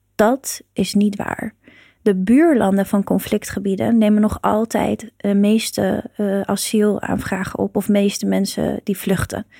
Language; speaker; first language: Dutch; early bilingual, other home language; Persian